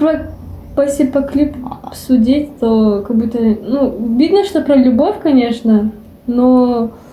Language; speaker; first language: Russian; non-native, fluent; Japanese